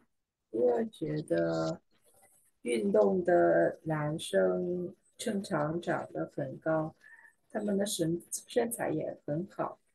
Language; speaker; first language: Chinese; non-native, learner; Vietnamese